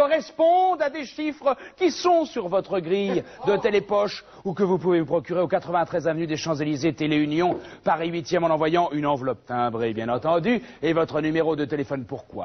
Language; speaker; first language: French; native; French